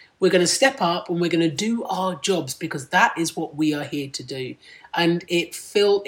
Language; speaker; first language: English; non-native, local second language; Punjabi